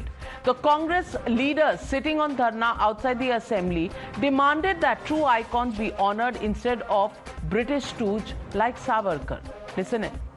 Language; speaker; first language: English; non-native, local second language; Hindi